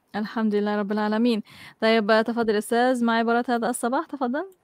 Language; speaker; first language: Arabic; non-native, fluent; Malay